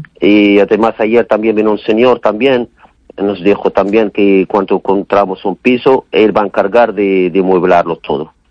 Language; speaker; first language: Spanish; non-native, fluent; Arabic